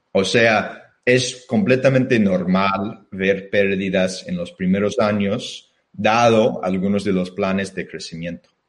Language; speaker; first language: Spanish; non-native, fluent; English